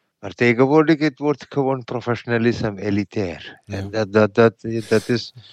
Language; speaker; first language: Dutch; non-native, fluent; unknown